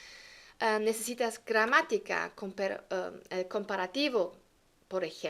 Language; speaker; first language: Spanish; non-native, fluent; German